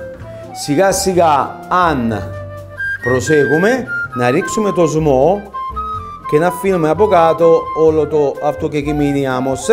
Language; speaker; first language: Greek; non-native, fluent; Italian